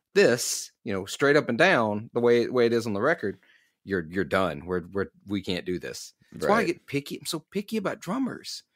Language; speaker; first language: English; native; English